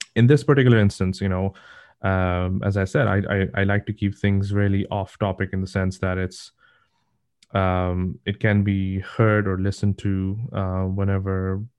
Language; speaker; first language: English; non-native, local second language; Urdu